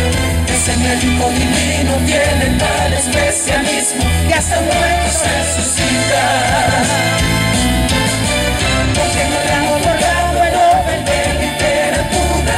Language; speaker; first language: Spanish; native; Spanish